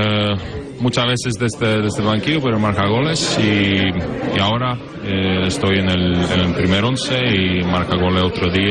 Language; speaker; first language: Spanish; non-native, learner; Norwegian